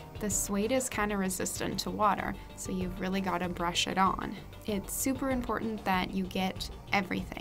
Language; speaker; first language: English; native; English